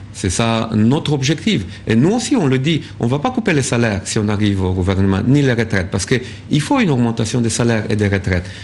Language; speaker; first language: French; non-native, fluent; Romanian